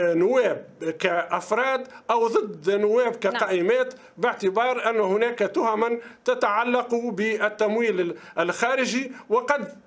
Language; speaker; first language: Arabic; native; Arabic